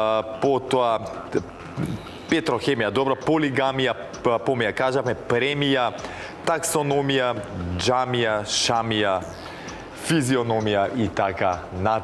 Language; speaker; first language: Macedonian; native; Macedonian